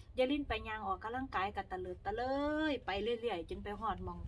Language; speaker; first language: Thai; native; Thai